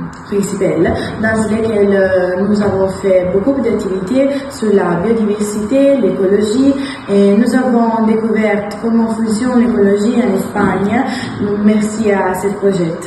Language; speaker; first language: French; non-native, learner; Italian